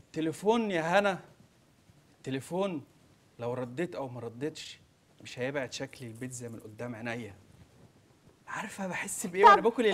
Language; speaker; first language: Arabic; native; Arabic